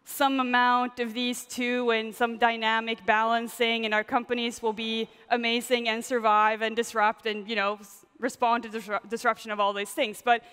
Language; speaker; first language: English; non-native, fluent; Swedish